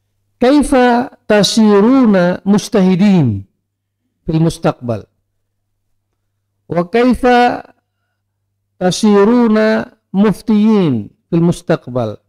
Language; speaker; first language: Arabic; non-native, fluent; Indonesian